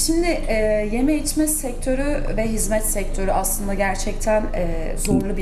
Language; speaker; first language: Turkish; native; Turkish